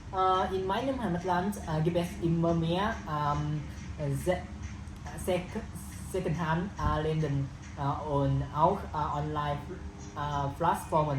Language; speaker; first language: German; non-native, learner; Vietnamese